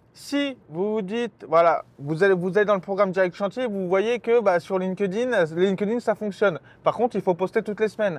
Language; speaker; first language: French; native; French